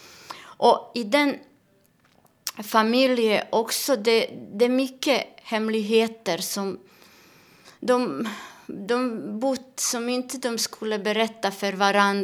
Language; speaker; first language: Swedish; non-native, learner; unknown